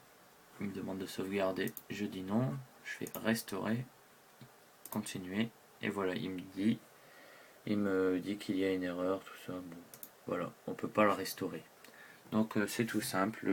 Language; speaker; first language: French; native; French